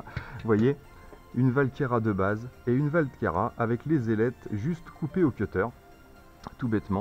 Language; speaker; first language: French; native; French